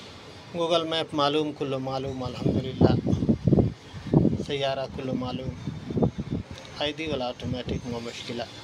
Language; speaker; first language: Arabic; non-native, learner; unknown